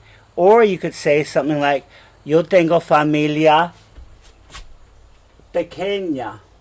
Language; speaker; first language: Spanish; non-native, fluent; English